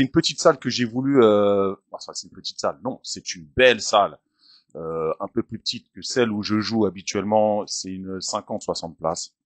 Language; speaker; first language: French; native; French